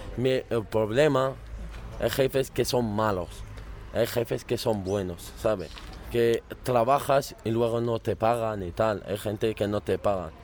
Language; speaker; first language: Spanish; early bilingual, other home language; Arabic